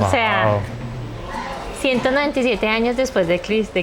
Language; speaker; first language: Spanish; native; Spanish